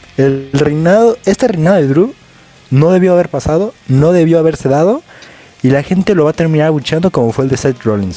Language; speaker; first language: Spanish; native; Spanish